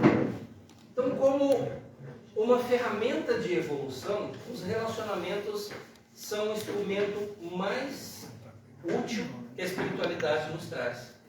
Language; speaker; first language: Portuguese; native; Portuguese